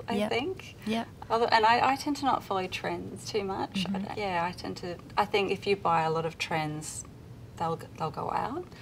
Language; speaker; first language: English; native; English